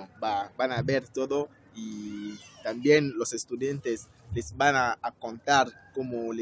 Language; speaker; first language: Spanish; non-native, fluent; French